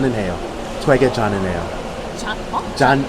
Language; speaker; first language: Korean; non-native, learner; English